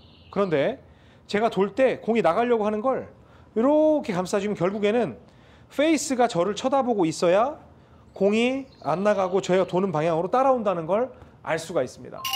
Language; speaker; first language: Korean; native; Korean